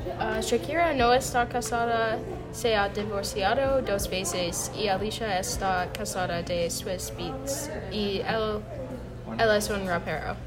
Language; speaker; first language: Spanish; non-native, learner; English